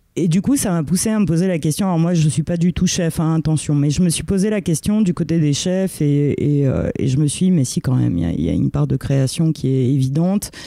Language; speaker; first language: French; early bilingual, other home language; Romanian